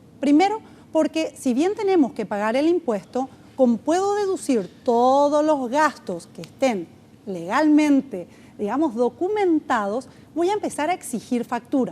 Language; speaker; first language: Spanish; native; Spanish